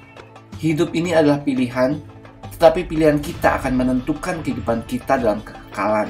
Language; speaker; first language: Indonesian; native; Indonesian